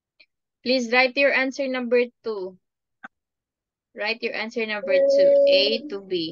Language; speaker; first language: English; non-native, fluent; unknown